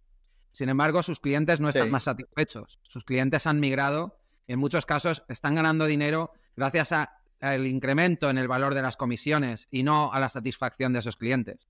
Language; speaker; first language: Spanish; native; Spanish